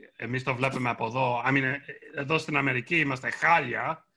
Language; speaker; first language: Greek; early bilingual, heritage; Greek